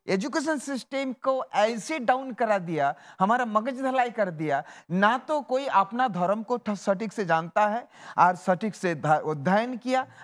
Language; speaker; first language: Hindi; non-native, local second language; Bangla